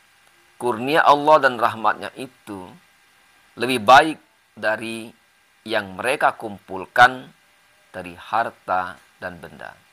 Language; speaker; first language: Indonesian; native; Indonesian